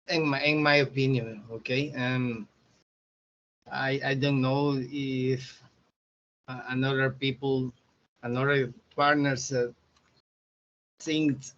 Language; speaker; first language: English; non-native, learner; Spanish